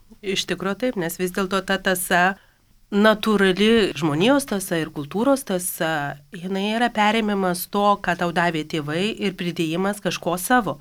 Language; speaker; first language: Lithuanian; native; Lithuanian